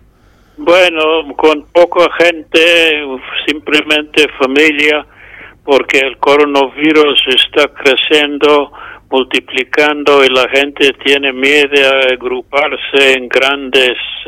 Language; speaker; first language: Spanish; non-native, fluent; English